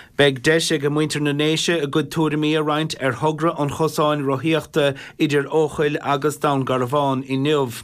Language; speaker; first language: Irish; native; Irish